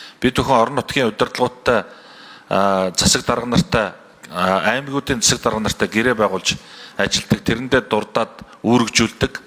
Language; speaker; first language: Mongolian; native; Mongolian